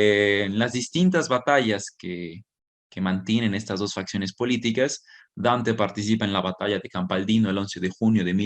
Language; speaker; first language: Spanish; native; Spanish